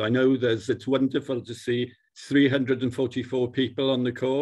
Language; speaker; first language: English; native; English